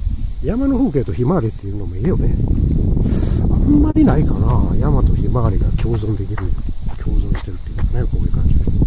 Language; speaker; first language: Japanese; native; Japanese